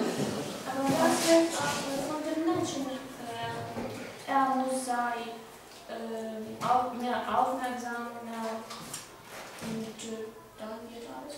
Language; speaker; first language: German; non-native, learner; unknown